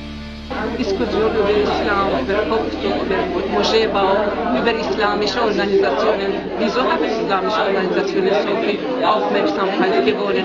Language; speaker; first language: German; non-native, fluent; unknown